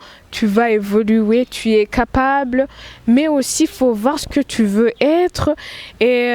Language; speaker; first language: French; non-native, local second language; Rundi